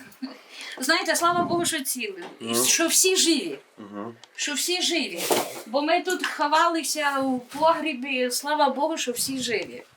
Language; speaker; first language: Ukrainian; native; Ukrainian